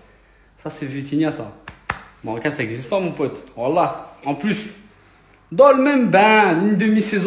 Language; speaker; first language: French; native; French